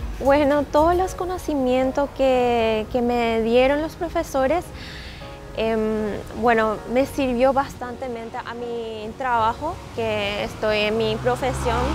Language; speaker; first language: Spanish; non-native, fluent; Japanese